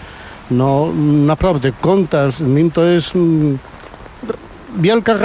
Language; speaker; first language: Polish; non-native, learner; Spanish